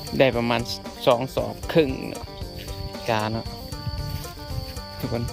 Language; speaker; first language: Thai; non-native, local second language; Northeastern Thai